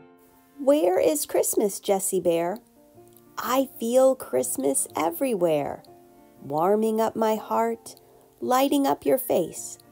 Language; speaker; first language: English; native; English